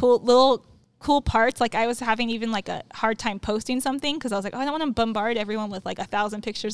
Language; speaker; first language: English; native; English